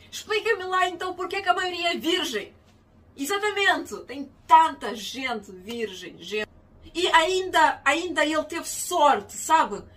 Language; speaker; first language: Portuguese; non-native, fluent; Ukrainian